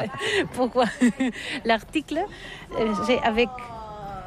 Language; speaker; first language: French; non-native, learner; Catalan